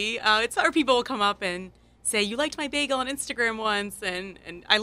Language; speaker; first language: English; native; English